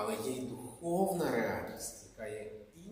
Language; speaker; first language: Ukrainian; native; Ukrainian